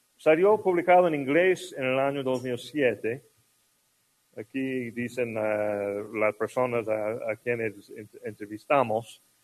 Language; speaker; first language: Spanish; non-native, fluent; English